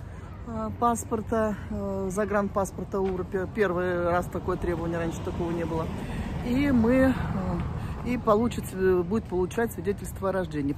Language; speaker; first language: Russian; native; Russian